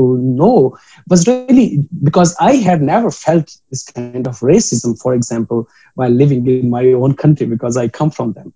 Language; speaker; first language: English; non-native, local second language; Urdu